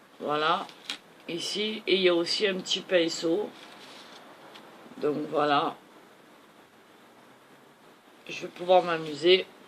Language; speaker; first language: French; native; French